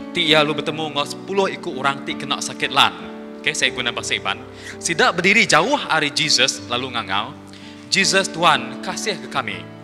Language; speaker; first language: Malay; non-native, local second language; Iban